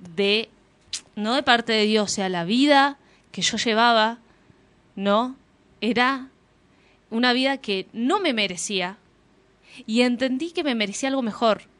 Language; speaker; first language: Spanish; native; Spanish